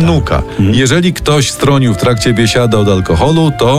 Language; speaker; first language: Polish; native; Polish